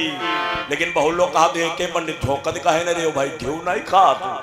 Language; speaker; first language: Hindi; native; Hindi